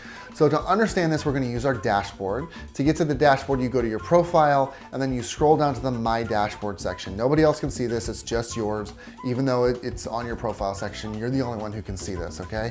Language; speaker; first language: English; native; English